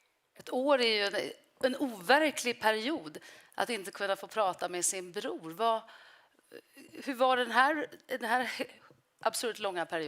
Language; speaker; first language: Swedish; native; Swedish